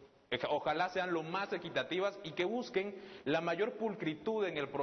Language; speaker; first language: Spanish; native; Spanish